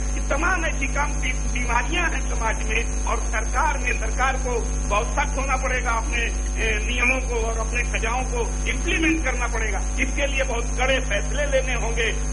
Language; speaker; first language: Hindi; native; Hindi